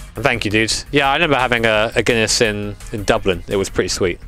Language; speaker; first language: English; native; English